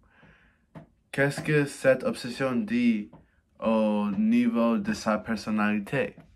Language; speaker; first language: French; non-native, learner; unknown